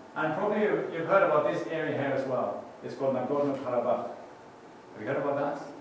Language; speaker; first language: English; non-native, fluent; Norwegian